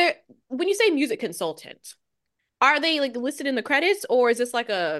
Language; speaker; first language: English; native; English